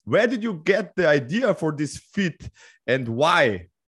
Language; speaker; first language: English; non-native, fluent; Slovenian